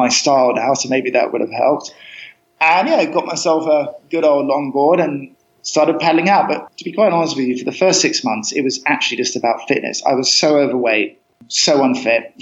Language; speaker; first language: English; native; English